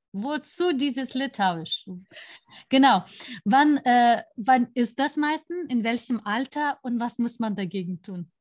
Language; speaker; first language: German; non-native, fluent; Lithuanian